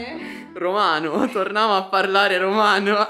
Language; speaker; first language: Italian; native; Italian